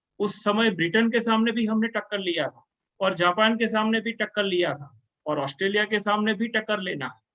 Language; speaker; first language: Hindi; non-native, local second language; Gujarati